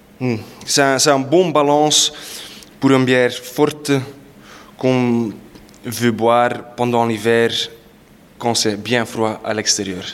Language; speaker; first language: French; non-native, local second language; Dutch